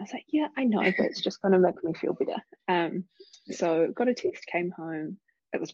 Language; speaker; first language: English; native; English